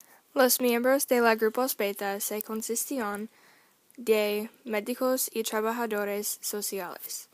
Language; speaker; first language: Spanish; non-native, learner; English